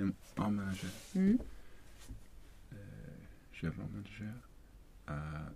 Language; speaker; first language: French; non-native, learner; Swedish